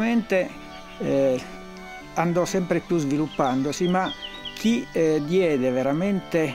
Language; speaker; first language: Italian; native; Italian